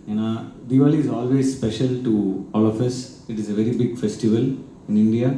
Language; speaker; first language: English; non-native, local second language; Tamil